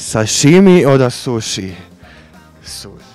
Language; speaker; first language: German; non-native, learner; Croatian